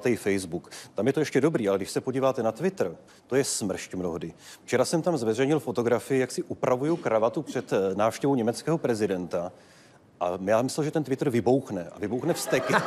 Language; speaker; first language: Czech; native; Czech